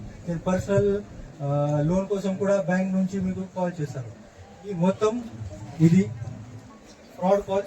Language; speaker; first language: Telugu; non-native, learner; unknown